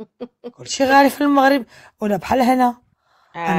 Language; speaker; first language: Arabic; early bilingual, heritage; French